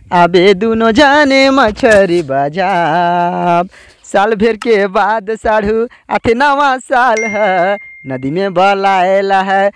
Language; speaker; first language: Hindi; native; Hindi